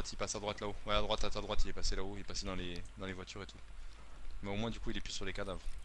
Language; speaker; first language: French; native; French